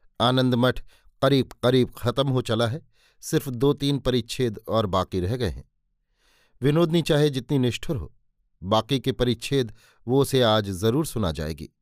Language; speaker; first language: Hindi; native; Hindi